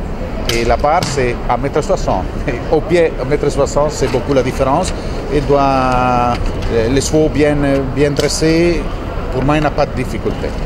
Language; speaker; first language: French; non-native, fluent; Italian